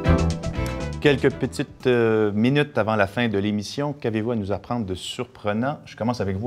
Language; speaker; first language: French; native; French